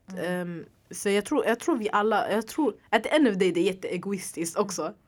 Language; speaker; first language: Swedish; early bilingual, other home language; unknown